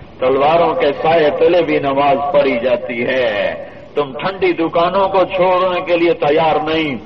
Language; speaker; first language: Urdu; non-native, local second language; Punjabi